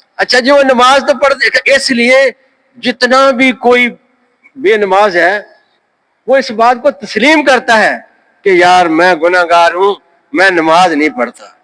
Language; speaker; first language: Urdu; native; Urdu